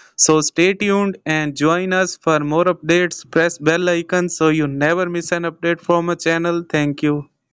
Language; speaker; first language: English; non-native, local second language; Urdu